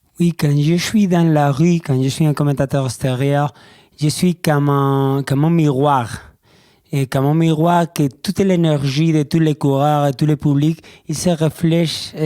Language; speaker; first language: French; non-native, learner; Spanish